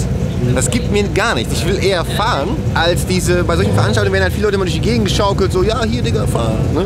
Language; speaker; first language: German; native; German